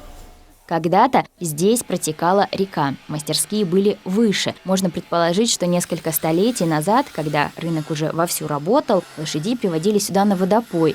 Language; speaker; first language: Russian; native; Russian